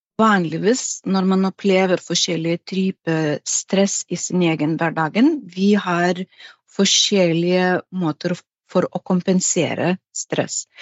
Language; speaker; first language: Norwegian; non-native, fluent; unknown